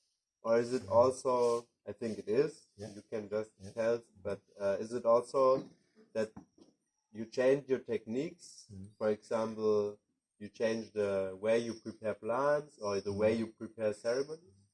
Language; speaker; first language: English; non-native, fluent; German